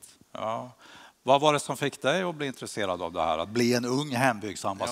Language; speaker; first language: Swedish; native; Swedish